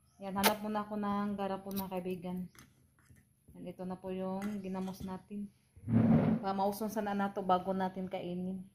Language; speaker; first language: Filipino; non-native, local second language; Cebuano